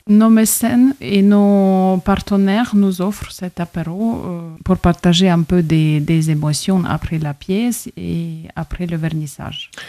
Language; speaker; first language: French; non-native, fluent; Ukrainian